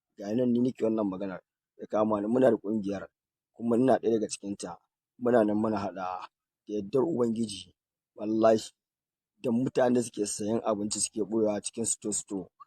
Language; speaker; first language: Hausa; native; Hausa